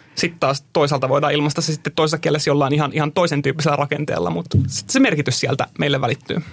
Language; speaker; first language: Finnish; native; Finnish